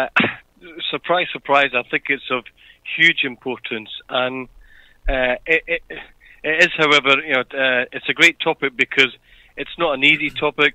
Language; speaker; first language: English; native; English